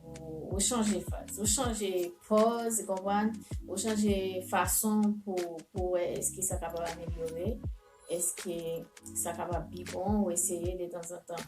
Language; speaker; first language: French; non-native, learner; Haitian Creole